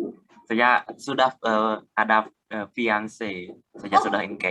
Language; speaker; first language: Indonesian; non-native, learner; Khmer